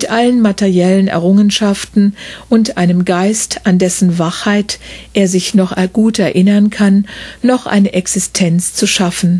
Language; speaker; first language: German; native; German